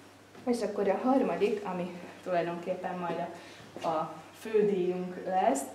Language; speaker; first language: Hungarian; native; Hungarian